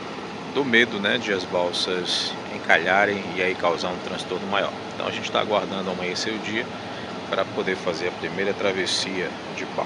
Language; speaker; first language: Portuguese; native; Portuguese